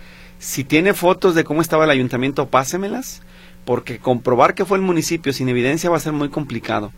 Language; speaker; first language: Spanish; native; Spanish